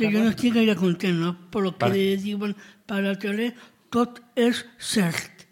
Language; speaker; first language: Catalan; non-native, local second language; Spanish